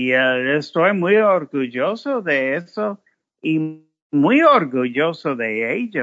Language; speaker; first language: Spanish; non-native, fluent; English